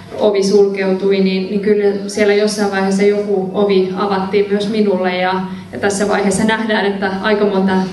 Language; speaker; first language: Finnish; early bilingual, other home language; Persian